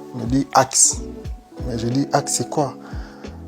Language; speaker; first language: French; non-native, local second language; Lingala